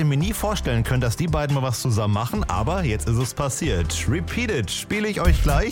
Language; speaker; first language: German; native; German